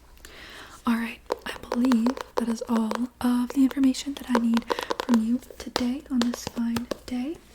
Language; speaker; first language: English; native; English